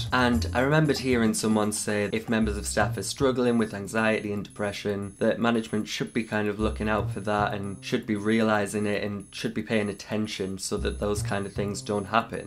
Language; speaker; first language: English; native; English